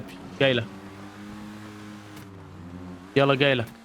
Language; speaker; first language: Arabic; native; Arabic